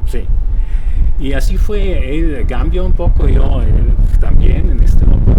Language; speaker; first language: Spanish; non-native, fluent; German